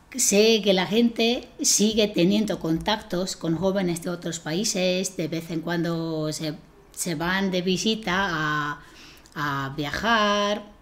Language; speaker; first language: Spanish; non-native, fluent; Estonian